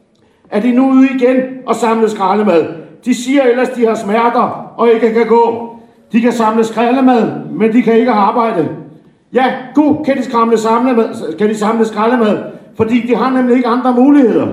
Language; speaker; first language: Danish; native; Danish